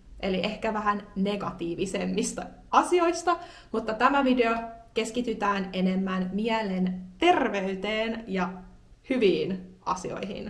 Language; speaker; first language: Finnish; native; Finnish